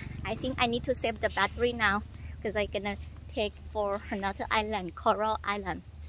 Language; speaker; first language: English; non-native, fluent; Thai